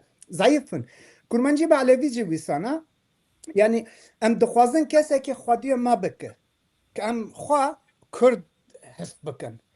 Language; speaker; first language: Kurdish; non-native, local second language; Turkish